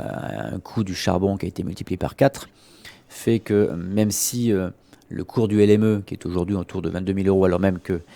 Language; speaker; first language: French; native; French